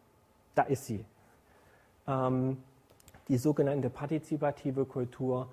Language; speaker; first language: German; native; German